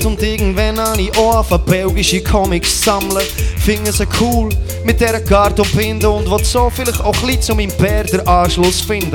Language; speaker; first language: German; native; German